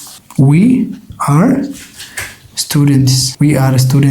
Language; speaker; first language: English; non-native, local second language; Oromo